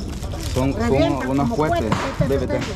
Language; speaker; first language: Spanish; native; Spanish